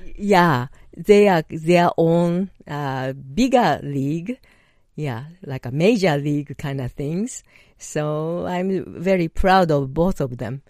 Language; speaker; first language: English; non-native, learner; Japanese